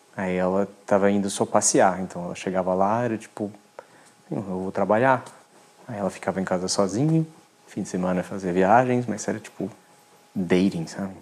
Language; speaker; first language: Portuguese; non-native, fluent; French